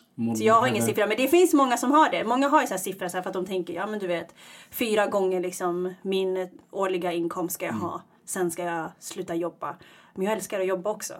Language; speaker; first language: Swedish; early bilingual, other home language; Tigrinya